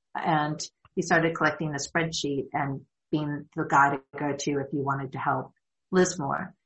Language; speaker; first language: English; native; English